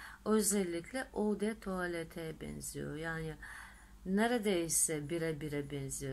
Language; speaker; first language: Turkish; non-native, fluent; Russian